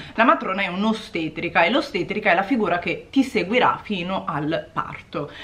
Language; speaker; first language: Italian; native; Italian